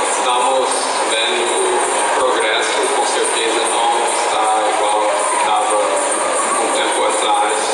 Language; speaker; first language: Portuguese; non-native, fluent; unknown